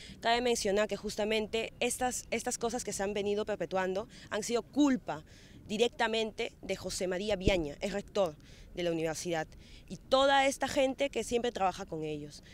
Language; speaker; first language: Spanish; native; Spanish